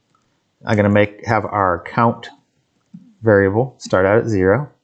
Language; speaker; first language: English; native; English